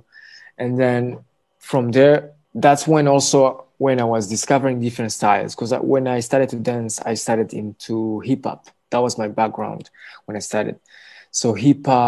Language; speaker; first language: English; non-native, local second language; Kinyarwanda